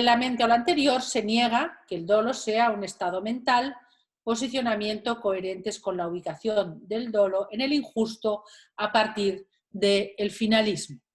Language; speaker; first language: Spanish; native; Spanish